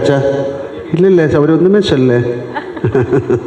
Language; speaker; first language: Tamil; non-native, learner; Malayalam